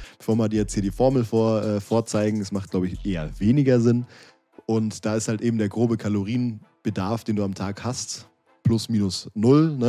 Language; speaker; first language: German; native; German